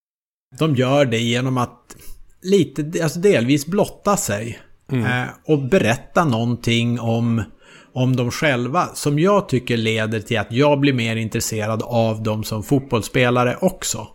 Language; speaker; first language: Swedish; native; Swedish